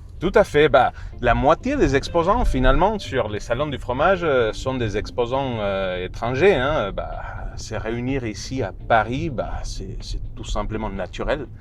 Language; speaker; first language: French; non-native, fluent; Spanish